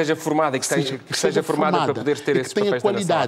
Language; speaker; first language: Portuguese; native; Portuguese